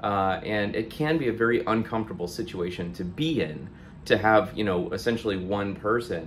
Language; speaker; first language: English; native; English